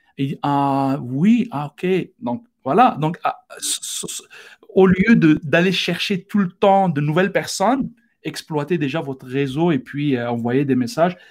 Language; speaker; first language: French; non-native, local second language; Arabic